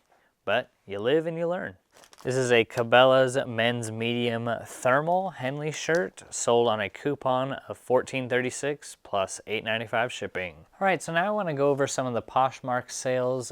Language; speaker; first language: English; native; English